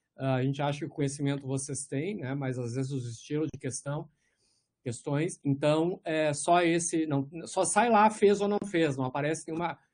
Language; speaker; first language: Portuguese; native; Portuguese